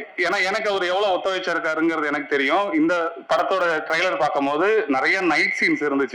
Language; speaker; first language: Tamil; native; Tamil